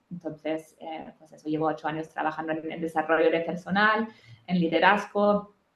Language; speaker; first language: Spanish; non-native, fluent; German